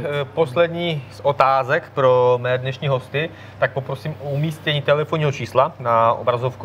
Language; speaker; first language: Czech; native; Czech